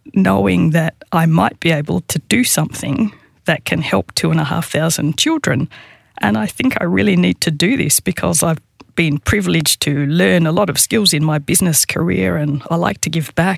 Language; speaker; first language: English; native; English